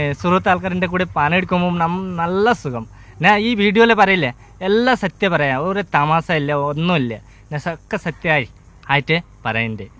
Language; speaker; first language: Malayalam; non-native, local second language; Bangla